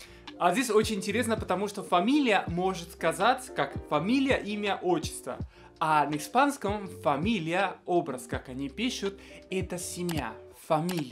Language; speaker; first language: Russian; non-native, fluent; Spanish